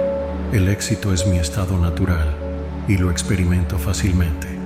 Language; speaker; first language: Spanish; native; Spanish